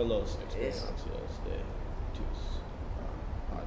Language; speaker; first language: Spanish; non-native, learner; English